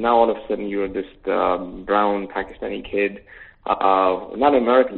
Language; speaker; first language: English; native; English